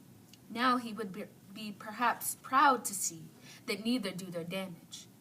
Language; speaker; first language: English; native; English